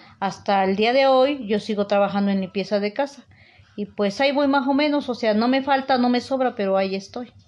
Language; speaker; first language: Spanish; native; Spanish